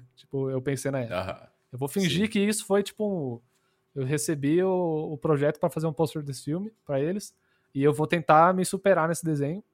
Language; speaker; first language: Portuguese; early bilingual, other home language; English